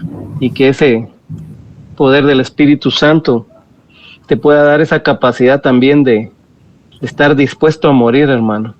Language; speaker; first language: Spanish; native; Spanish